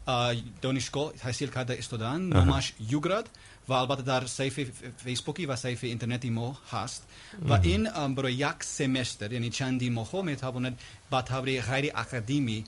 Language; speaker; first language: Persian; non-native, learner; English